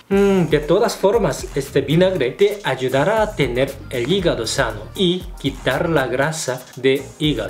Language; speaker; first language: Spanish; non-native, fluent; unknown